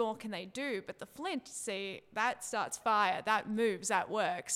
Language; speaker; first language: English; native; English